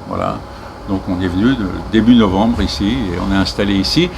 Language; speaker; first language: French; native; French